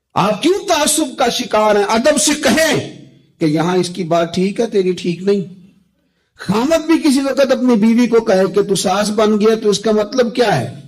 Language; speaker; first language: Urdu; non-native, local second language; Punjabi